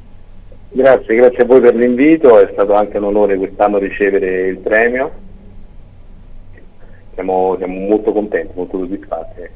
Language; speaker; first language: Italian; native; Italian